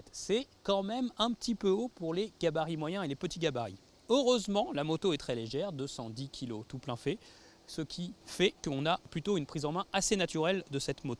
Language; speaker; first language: French; native; French